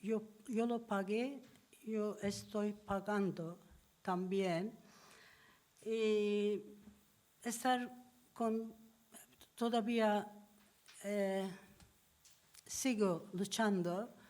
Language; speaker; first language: Spanish; non-native, learner; Turkish